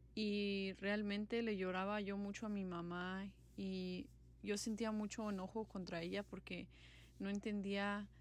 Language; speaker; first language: Spanish; early bilingual, other home language; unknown